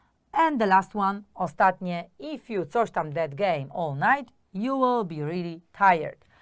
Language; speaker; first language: English; non-native, fluent; Polish